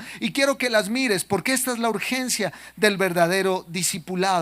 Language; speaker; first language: Spanish; native; Spanish